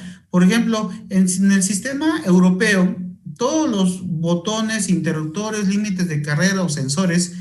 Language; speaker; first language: Spanish; native; Spanish